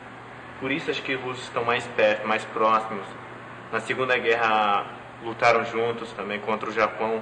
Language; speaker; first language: Portuguese; non-native, fluent; Mongolian